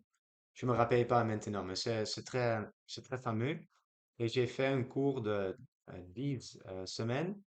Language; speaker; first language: French; non-native, learner; Dutch